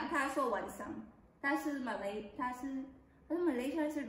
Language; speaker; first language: Chinese; non-native, learner; Filipino